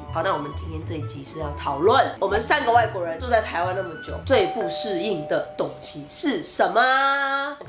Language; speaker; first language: Chinese; native; Chinese